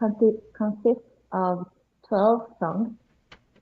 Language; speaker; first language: English; non-native, learner; Japanese